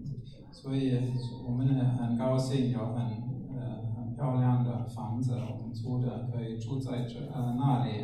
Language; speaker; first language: Chinese; non-native, fluent; German